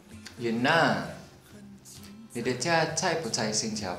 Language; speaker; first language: Chinese; non-native, learner; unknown